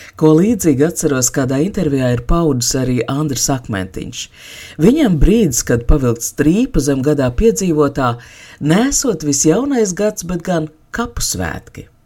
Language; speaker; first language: Latvian; native; Latvian